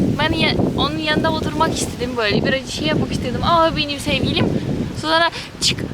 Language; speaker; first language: Turkish; non-native, fluent; Russian